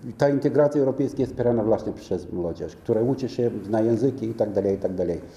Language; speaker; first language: Polish; non-native, fluent; Romanian